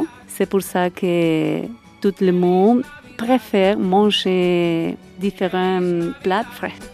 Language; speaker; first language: French; non-native, learner; Spanish